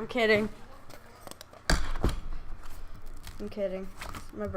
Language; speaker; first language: English; native; English